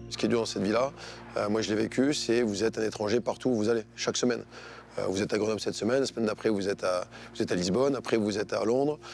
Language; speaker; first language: French; native; French